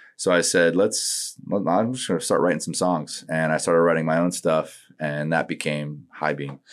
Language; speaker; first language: English; native; English